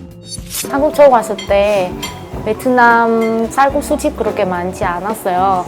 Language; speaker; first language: Korean; non-native, fluent; Vietnamese